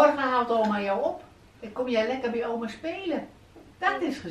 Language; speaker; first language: Dutch; native; Dutch